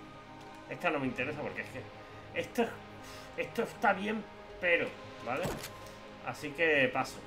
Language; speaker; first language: Spanish; native; Spanish